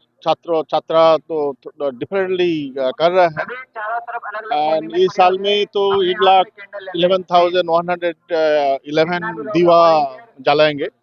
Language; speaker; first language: Hindi; non-native, local second language; Bangla